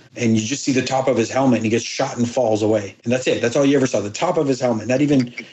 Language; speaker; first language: English; early bilingual, other home language; Persian